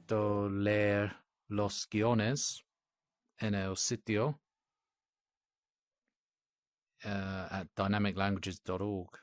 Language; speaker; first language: Spanish; non-native, learner; English